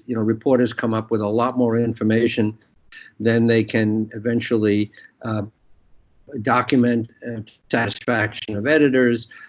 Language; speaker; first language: English; native; English